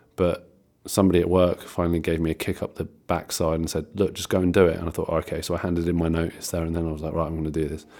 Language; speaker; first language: English; native; English